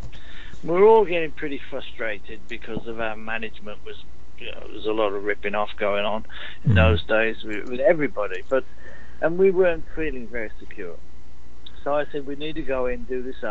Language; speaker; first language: English; native; English